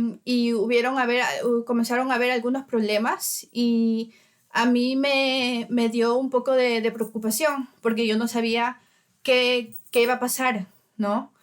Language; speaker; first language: Spanish; early bilingual, heritage; Spanish